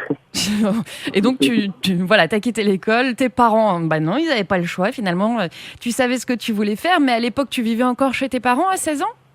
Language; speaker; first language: French; native; French